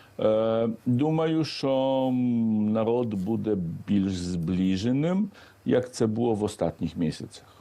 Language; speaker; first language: Ukrainian; non-native, fluent; Polish